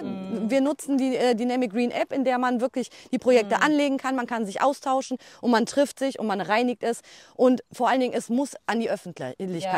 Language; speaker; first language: German; native; German